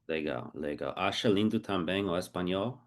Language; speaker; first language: Portuguese; non-native, fluent; English